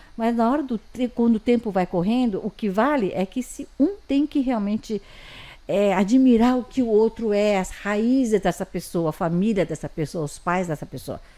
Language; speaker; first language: Portuguese; early bilingual, other home language; Chinese